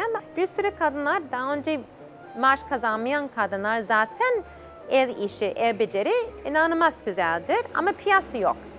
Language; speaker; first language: Turkish; non-native, fluent; English